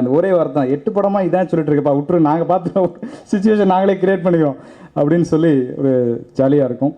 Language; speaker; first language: Tamil; native; Tamil